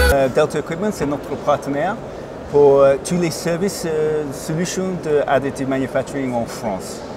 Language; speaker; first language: French; non-native, fluent; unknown